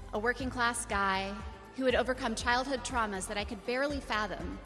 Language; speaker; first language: English; native; English